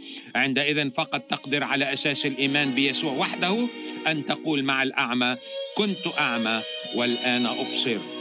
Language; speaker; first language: Arabic; native; Arabic